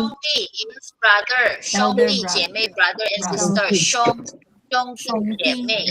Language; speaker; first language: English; non-native, local second language; Filipino